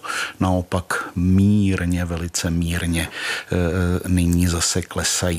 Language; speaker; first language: Czech; native; Czech